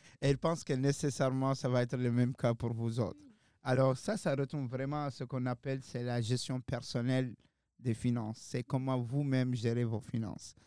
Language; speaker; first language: French; non-native, local second language; Arabic